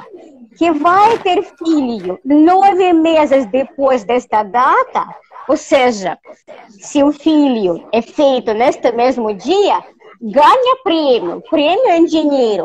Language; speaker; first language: Portuguese; non-native, fluent; Russian